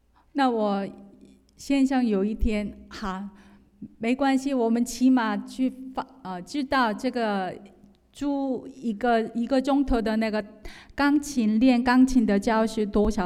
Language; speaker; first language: Chinese; non-native, fluent; Korean